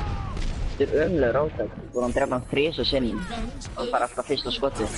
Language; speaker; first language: Icelandic; early bilingual, other home language; Norwegian